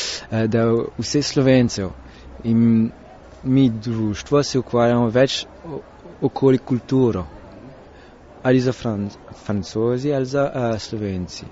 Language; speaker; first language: Slovenian; early bilingual, heritage; Slovenian